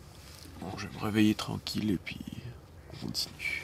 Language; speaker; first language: French; native; French